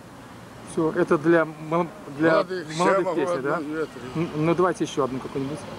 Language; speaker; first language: Russian; native; Russian